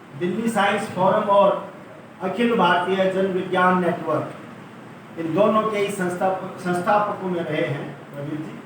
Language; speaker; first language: Hindi; native; Hindi